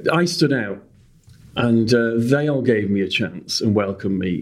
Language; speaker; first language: English; native; English